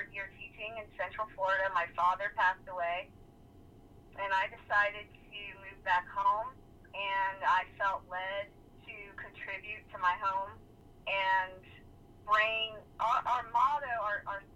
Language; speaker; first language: English; native; English